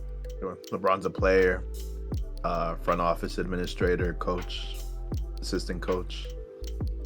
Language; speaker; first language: English; native; English